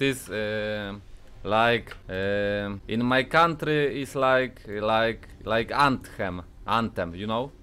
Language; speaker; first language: English; non-native, learner; Polish